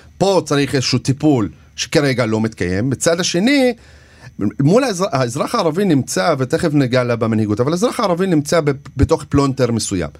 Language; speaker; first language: Hebrew; non-native, local second language; Arabic